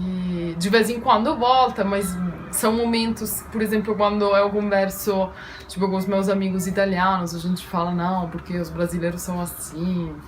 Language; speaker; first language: Portuguese; non-native, fluent; Italian